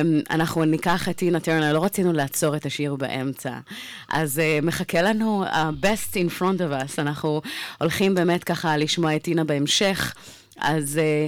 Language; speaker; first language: Hebrew; native; Hebrew